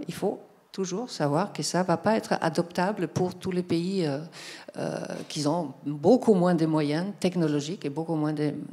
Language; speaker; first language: French; non-native, fluent; German